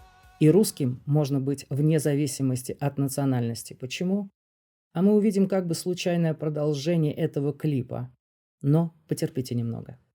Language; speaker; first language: Russian; native; Russian